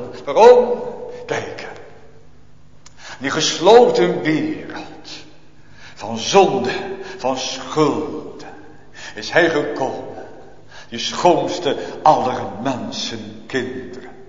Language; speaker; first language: Dutch; native; Dutch